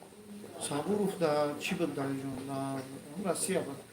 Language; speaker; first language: Russian; non-native, learner; Tajik